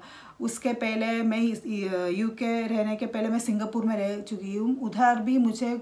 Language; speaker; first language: Hindi; non-native, local second language; Malayalam